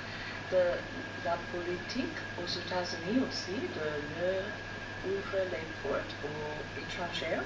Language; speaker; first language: French; non-native, fluent; English